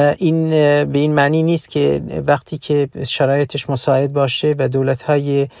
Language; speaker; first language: Persian; non-native, local second language; Central Kurdish